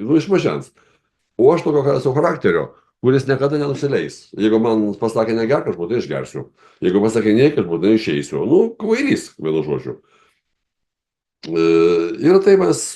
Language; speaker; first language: Lithuanian; native; Lithuanian